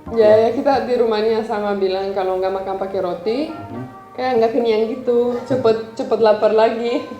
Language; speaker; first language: Indonesian; non-native, fluent; Romanian